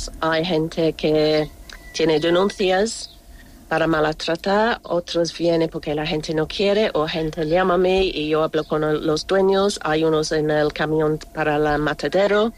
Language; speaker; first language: Spanish; non-native, learner; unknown